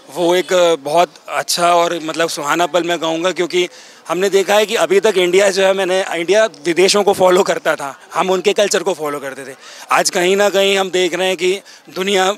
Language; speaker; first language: Hindi; native; Hindi